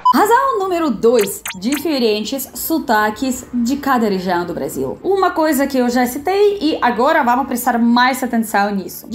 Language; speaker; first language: Portuguese; non-native, fluent; Russian